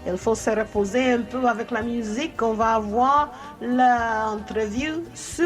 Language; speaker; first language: French; non-native, fluent; English